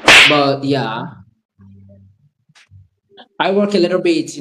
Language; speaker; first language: English; non-native, fluent; Haitian Creole